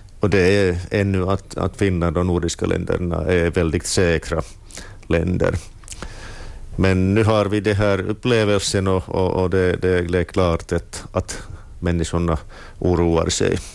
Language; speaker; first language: Swedish; non-native, local second language; Finnish